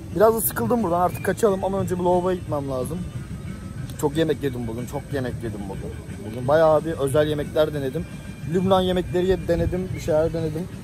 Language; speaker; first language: Turkish; native; Turkish